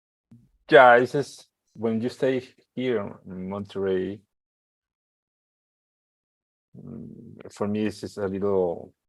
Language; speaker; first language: English; non-native, learner; Spanish